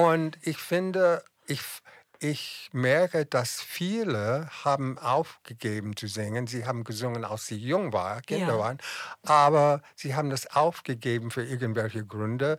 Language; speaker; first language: German; non-native, fluent; English